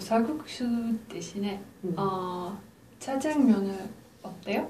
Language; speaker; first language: Korean; non-native, learner; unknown